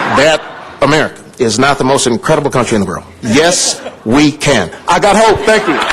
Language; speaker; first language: English; native; English